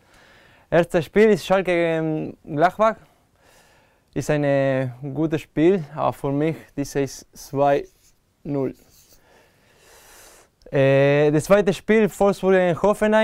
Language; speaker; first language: German; non-native, learner; Spanish